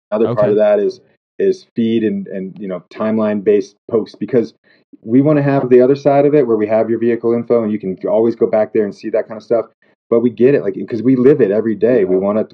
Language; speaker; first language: English; native; English